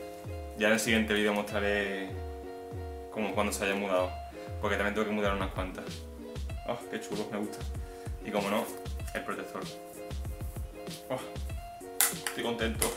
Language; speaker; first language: Spanish; native; Spanish